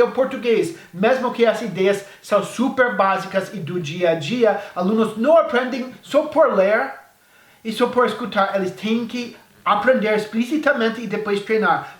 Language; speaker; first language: Portuguese; non-native, fluent; English